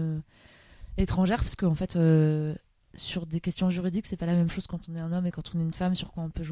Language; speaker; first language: French; native; French